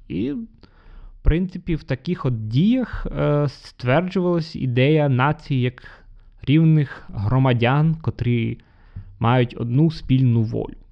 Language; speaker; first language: Ukrainian; non-native, local second language; Russian